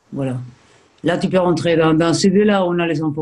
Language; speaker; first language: French; native; French